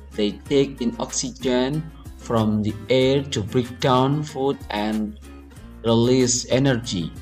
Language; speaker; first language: English; non-native, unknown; Indonesian